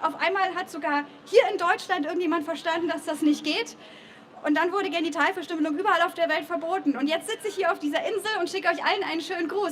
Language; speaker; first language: German; native; German